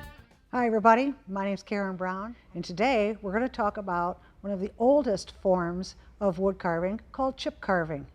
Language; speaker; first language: English; native; English